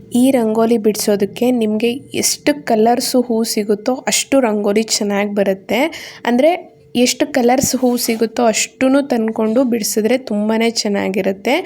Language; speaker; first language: Kannada; native; Kannada